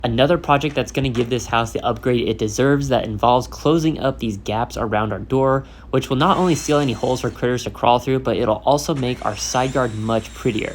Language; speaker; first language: English; native; English